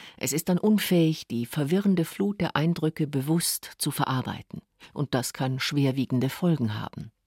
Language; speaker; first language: German; native; German